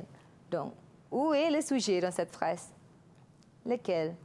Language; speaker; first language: French; non-native, fluent; Malay